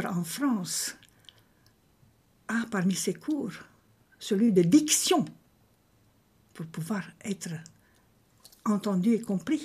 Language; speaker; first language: French; non-native, fluent; Romanian